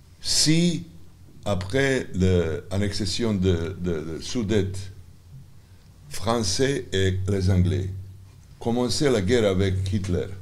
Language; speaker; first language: French; non-native, learner; Serbian